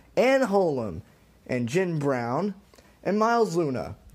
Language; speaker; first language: English; native; English